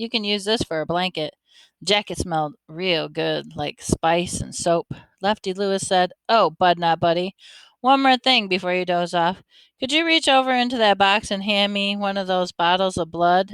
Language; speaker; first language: English; native; English